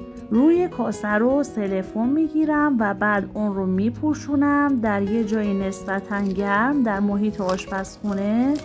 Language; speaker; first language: Persian; native; Persian